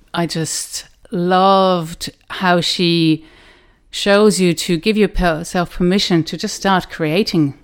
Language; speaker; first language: English; non-native, fluent; German